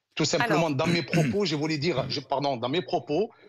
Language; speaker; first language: French; non-native, local second language; Arabic